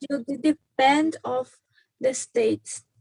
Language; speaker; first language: English; non-native, learner; Spanish